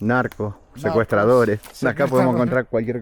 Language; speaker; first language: Spanish; native; Spanish